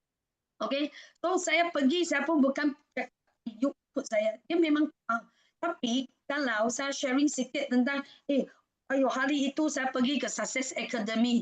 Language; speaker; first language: Indonesian; non-native, fluent; Malay